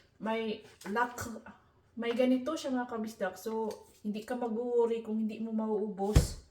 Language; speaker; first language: Filipino; non-native, local second language; Cebuano